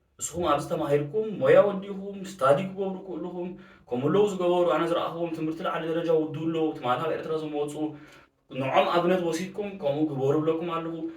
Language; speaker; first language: Tigrinya; early bilingual, heritage; Tigrinya